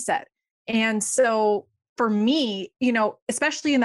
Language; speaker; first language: English; native; English